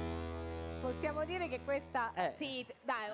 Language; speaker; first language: Italian; native; Italian